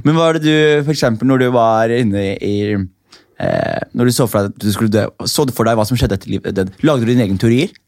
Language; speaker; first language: Norwegian; early bilingual, other home language; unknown